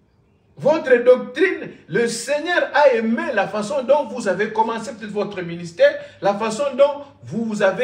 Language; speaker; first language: French; non-native, local second language; Lingala